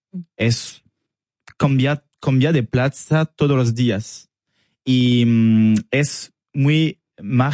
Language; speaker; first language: Spanish; non-native, learner; French